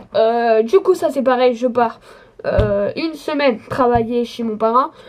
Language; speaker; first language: French; native; French